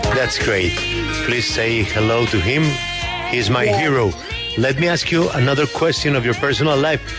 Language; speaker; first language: English; non-native, fluent; Spanish